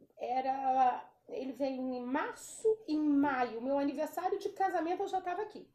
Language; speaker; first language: Portuguese; native; Portuguese